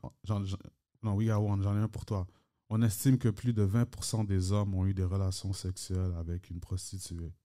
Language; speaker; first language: French; early bilingual, heritage; French